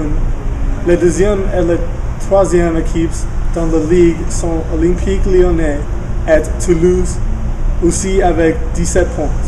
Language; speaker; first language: French; non-native, learner; English